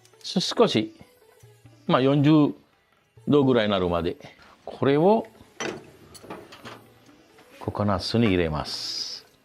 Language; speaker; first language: Japanese; non-native, fluent; Sinhala